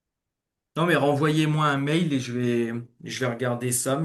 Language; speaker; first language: French; native; French